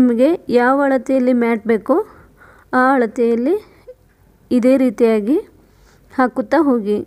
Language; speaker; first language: Kannada; native; Kannada